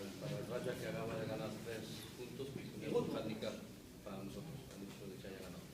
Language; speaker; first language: Spanish; non-native, fluent; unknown